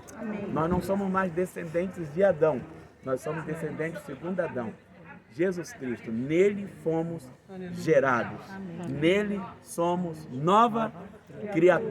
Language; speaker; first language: Portuguese; native; Portuguese